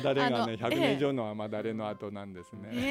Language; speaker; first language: Japanese; native; Japanese